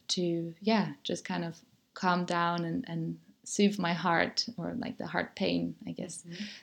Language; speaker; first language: English; non-native, fluent; German